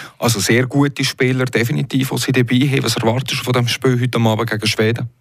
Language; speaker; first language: German; native; German